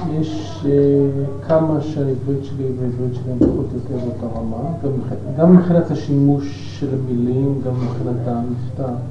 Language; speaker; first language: Hebrew; non-native, fluent; English